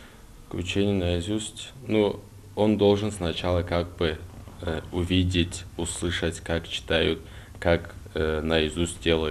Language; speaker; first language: Russian; non-native, local second language; Karachay-Balkar